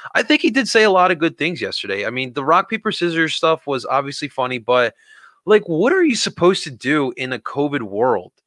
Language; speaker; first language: English; native; English